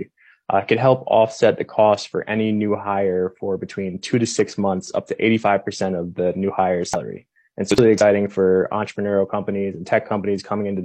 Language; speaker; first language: English; native; English